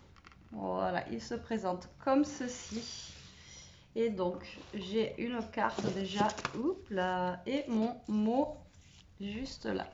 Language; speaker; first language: French; native; French